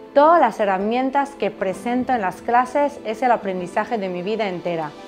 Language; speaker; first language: Spanish; non-native, fluent; Hebrew